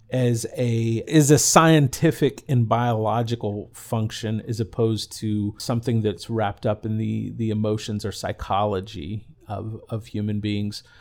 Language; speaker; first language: English; native; English